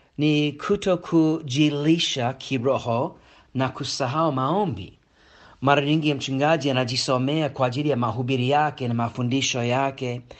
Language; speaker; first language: Swahili; non-native, fluent; English